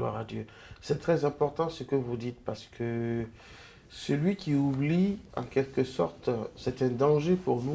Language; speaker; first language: French; non-native, local second language; Lingala